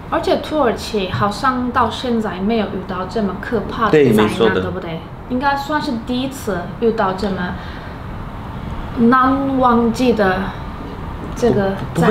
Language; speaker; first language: Chinese; non-native, fluent; Turkish